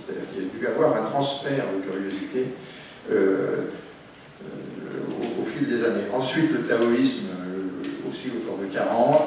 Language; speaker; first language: French; native; French